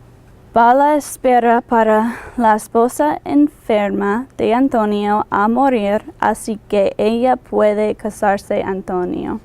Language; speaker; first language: Spanish; non-native, learner; English